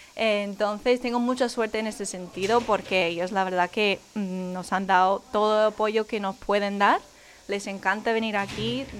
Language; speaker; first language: Spanish; non-native, fluent; English